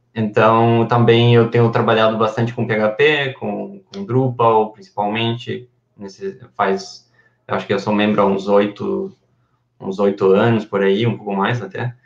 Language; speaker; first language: Portuguese; non-native, fluent; Spanish